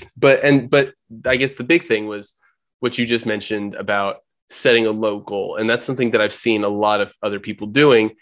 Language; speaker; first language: English; native; English